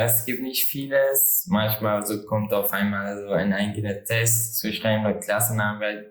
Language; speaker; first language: German; non-native, learner; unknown